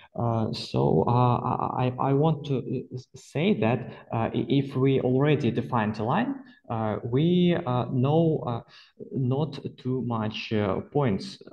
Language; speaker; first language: English; non-native, fluent; Russian